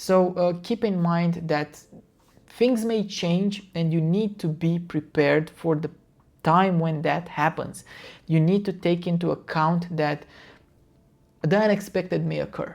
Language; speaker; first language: English; non-native, fluent; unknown